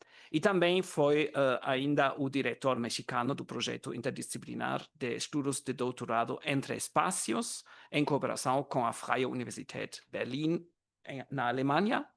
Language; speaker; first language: Portuguese; non-native, learner; German